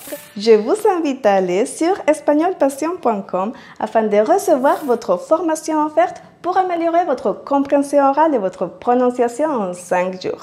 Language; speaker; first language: French; non-native, fluent; Spanish